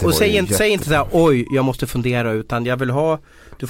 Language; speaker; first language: Swedish; native; Swedish